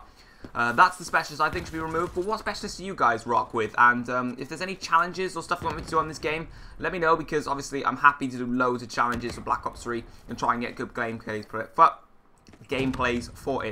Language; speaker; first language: English; native; English